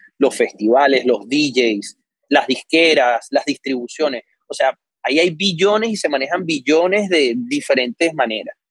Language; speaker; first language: Spanish; native; Spanish